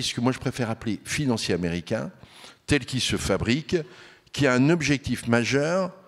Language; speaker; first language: French; native; French